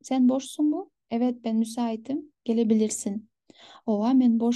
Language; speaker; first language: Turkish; non-native, fluent; Kyrgyz